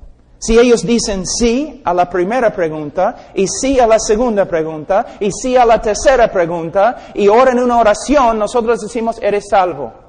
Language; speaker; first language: Spanish; non-native, fluent; English